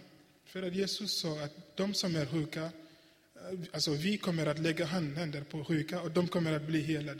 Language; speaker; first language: Swedish; non-native, fluent; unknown